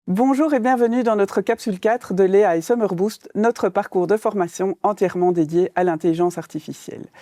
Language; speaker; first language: French; native; French